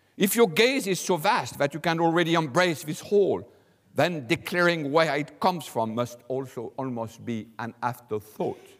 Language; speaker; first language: English; non-native, fluent; French